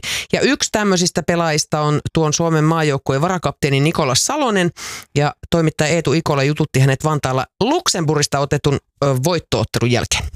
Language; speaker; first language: Finnish; native; Finnish